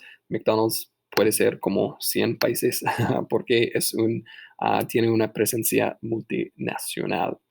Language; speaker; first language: Spanish; non-native, fluent; English